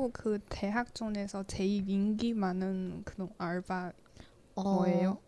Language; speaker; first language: Korean; non-native, learner; Chinese